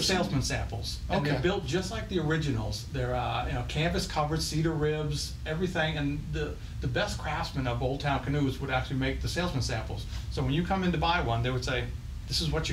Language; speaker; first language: English; native; English